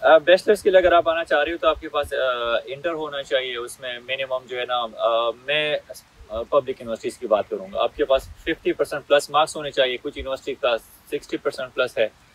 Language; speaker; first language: Hindi; non-native, local second language; Pashto